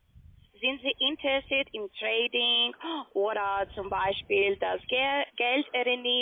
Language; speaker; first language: German; non-native, learner; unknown